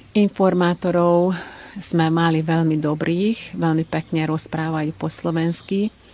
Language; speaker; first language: Slovak; early bilingual, heritage; Slovak